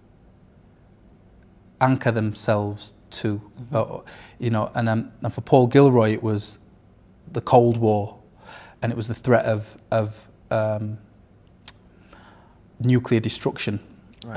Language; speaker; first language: English; native; English